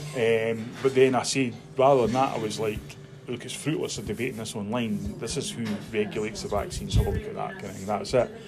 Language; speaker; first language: English; native; English